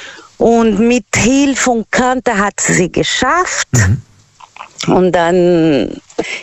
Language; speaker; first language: German; non-native, learner; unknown